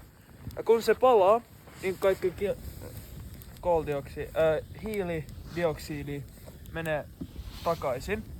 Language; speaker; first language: Finnish; non-native, local second language; Swedish